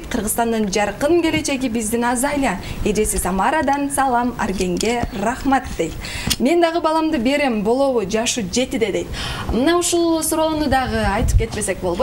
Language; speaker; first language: Kyrgyz; native; Kyrgyz